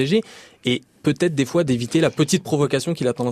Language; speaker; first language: French; native; French